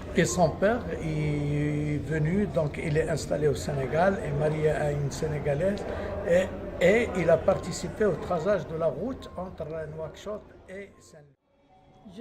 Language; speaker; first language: French; non-native, local second language; Arabic